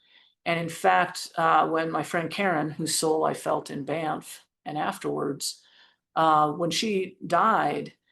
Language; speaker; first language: English; native; English